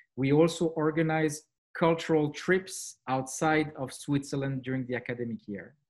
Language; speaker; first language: English; non-native, fluent; French